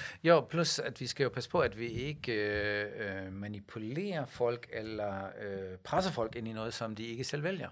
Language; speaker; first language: Danish; non-native, fluent; German